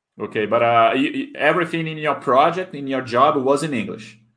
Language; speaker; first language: English; non-native, fluent; Portuguese